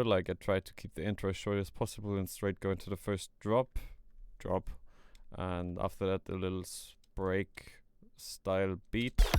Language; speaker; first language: English; non-native, fluent; German